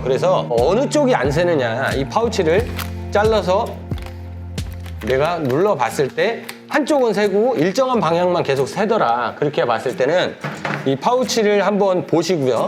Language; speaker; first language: Korean; native; Korean